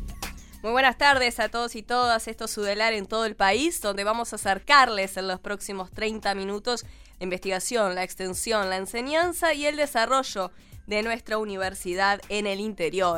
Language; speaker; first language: Spanish; native; Spanish